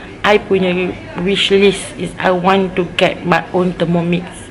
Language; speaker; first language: English; non-native, local second language; Malay